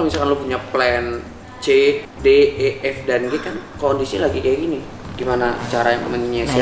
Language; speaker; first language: Indonesian; native; Indonesian